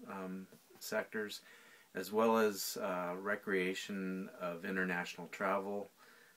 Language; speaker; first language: English; native; English